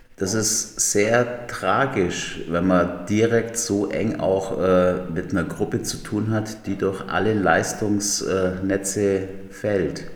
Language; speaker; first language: German; native; German